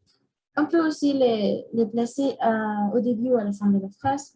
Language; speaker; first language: French; non-native, learner; Spanish